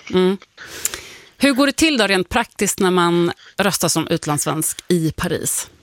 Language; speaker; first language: Swedish; native; Swedish